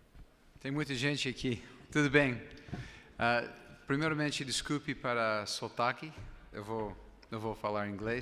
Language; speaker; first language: Portuguese; non-native, fluent; English